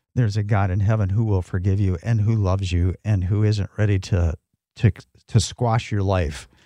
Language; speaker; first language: English; native; English